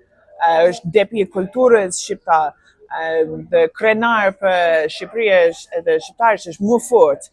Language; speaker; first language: Albanian; non-native, learner; English